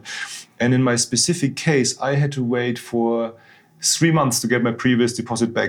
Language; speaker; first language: English; non-native, fluent; German